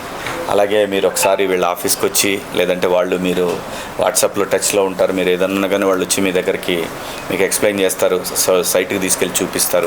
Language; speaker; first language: Telugu; native; Telugu